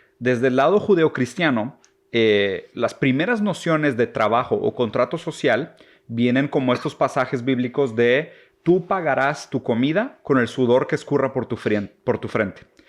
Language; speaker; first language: Spanish; native; Spanish